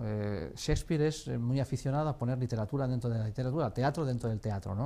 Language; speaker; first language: Spanish; native; Spanish